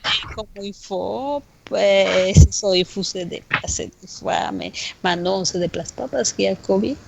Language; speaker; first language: French; non-native, fluent; Spanish